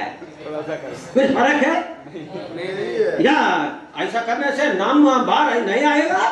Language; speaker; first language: Hindi; non-native, learner; English